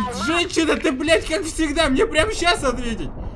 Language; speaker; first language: Russian; native; Russian